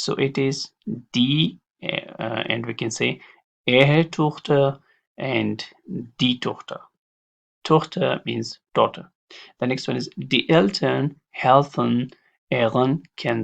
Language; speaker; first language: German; non-native, learner; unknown